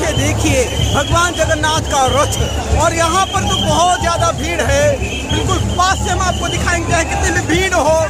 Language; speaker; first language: Hindi; native; Hindi